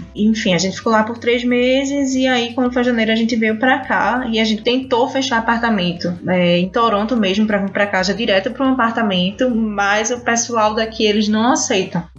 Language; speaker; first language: Portuguese; native; Portuguese